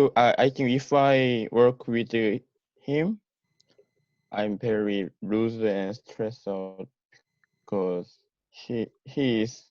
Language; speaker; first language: English; non-native, learner; Korean